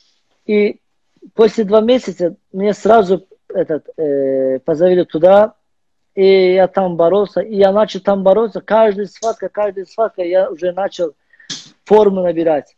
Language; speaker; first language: Russian; non-native, learner; Azerbaijani